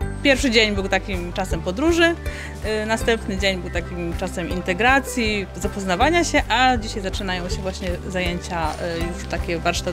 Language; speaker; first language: Polish; native; Polish